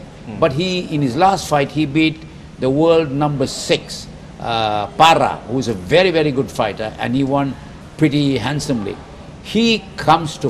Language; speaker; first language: English; non-native, local second language; Filipino